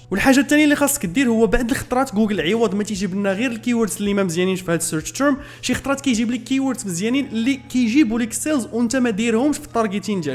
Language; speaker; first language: Arabic; native; Arabic